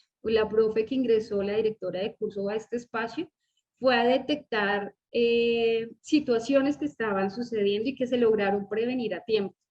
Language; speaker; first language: Spanish; native; Spanish